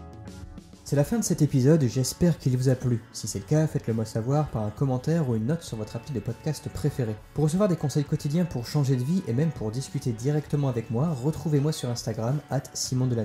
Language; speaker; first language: French; native; French